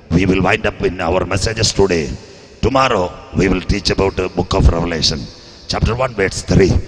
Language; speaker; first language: English; non-native, local second language; Malayalam